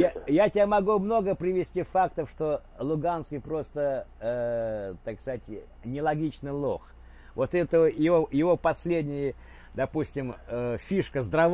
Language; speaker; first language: Russian; native; Russian